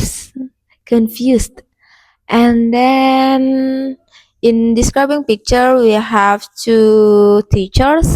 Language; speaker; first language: English; non-native, learner; Indonesian